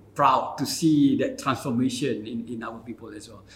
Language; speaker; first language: English; non-native, local second language; Malay